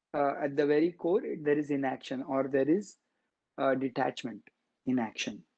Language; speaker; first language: English; non-native, local second language; Marathi